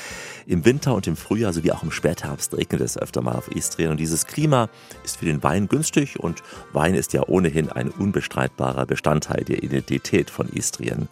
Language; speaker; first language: German; native; German